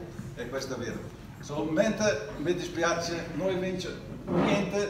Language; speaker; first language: Italian; non-native, learner; Dutch